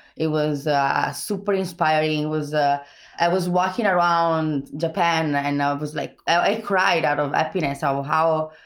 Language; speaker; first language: English; non-native, fluent; Italian